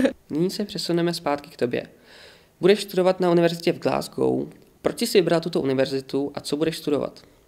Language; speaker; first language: Czech; native; Czech